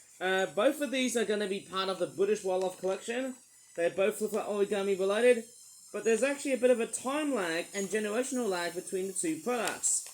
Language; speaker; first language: English; native; English